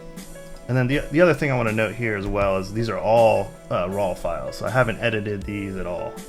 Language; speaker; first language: English; native; English